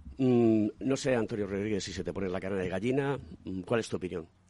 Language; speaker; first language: Spanish; native; Spanish